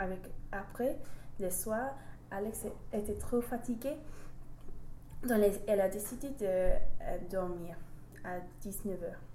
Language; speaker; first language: French; non-native, learner; English